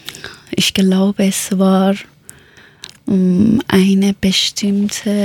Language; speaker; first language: German; non-native, learner; Persian